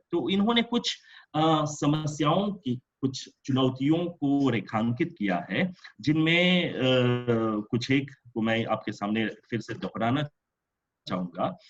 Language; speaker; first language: Hindi; non-native, local second language; French